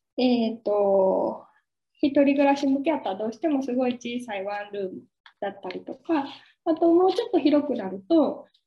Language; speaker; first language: Japanese; native; Japanese